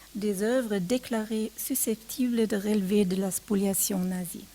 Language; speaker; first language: French; non-native, fluent; German